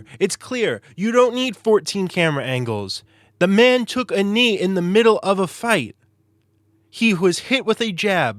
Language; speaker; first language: English; native; English